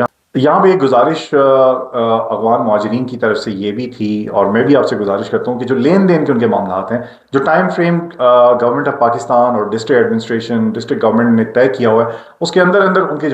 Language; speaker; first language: Urdu; non-native, local second language; Northern Hindko